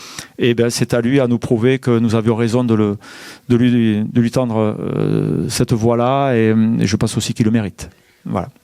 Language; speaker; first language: French; native; French